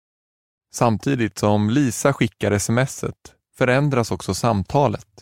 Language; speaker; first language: Swedish; native; Swedish